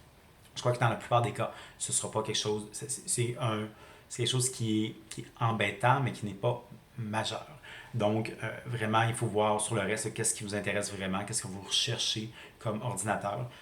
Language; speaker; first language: French; native; French